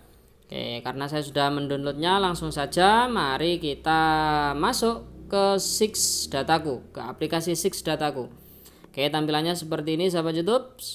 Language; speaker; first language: Indonesian; native; Indonesian